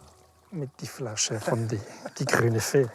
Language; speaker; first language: German; non-native, learner; French